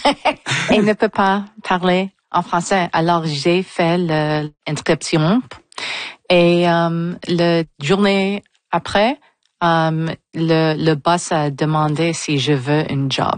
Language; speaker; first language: French; non-native, local second language; English